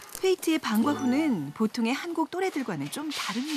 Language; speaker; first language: Korean; native; Korean